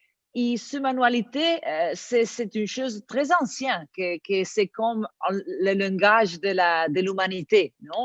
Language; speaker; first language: French; non-native, learner; Italian